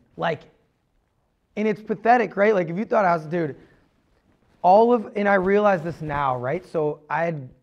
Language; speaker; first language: English; native; English